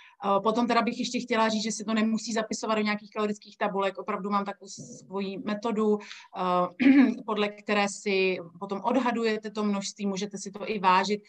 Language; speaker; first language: Czech; native; Czech